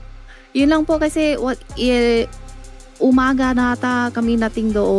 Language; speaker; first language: Filipino; non-native, learner; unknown